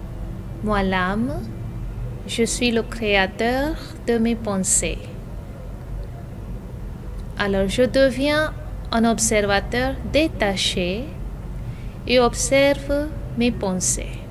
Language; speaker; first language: French; non-native, fluent; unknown